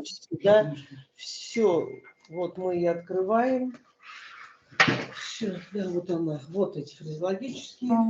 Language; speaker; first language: Russian; native; Russian